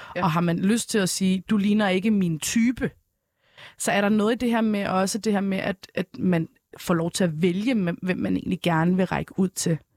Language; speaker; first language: Danish; early bilingual, other home language; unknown